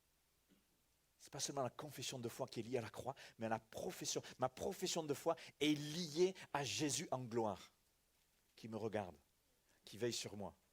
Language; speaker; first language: French; native; French